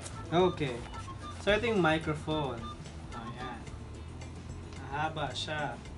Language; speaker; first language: Filipino; native; Filipino